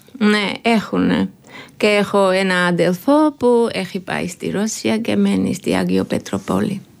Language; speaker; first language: Greek; non-native, learner; Georgian